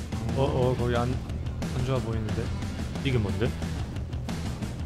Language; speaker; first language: Korean; non-native, learner; German